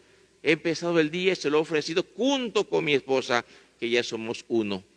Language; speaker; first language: Spanish; native; Spanish